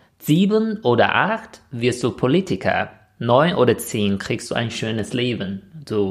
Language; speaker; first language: German; non-native, fluent; Chinese